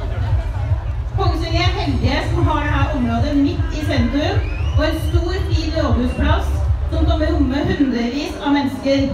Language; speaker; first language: Norwegian; native; Norwegian